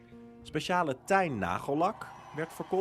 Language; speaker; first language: Dutch; native; Dutch